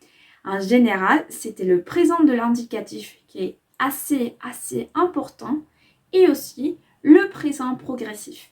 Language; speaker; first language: French; non-native, fluent; Spanish